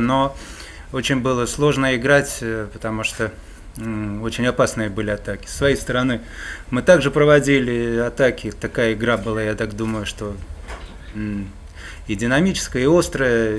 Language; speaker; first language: Russian; native; Russian